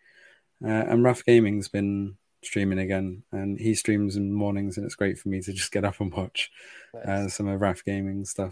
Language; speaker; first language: English; native; English